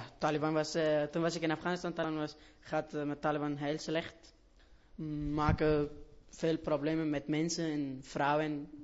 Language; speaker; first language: Dutch; non-native, learner; Persian